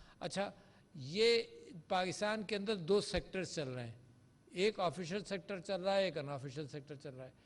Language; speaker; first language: Urdu; native; Urdu